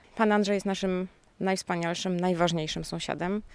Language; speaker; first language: Polish; native; Polish